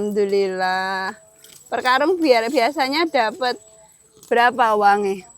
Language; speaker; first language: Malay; non-native, local second language; Javanese